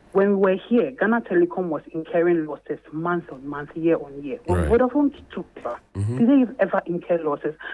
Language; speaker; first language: English; non-native, local second language; Akan